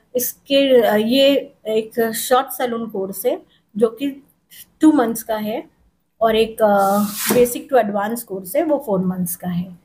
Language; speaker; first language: Hindi; non-native, local second language; Urdu